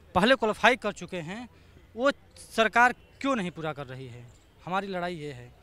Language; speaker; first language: Hindi; native; Hindi